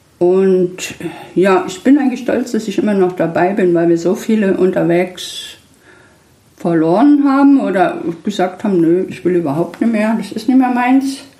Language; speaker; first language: German; native; German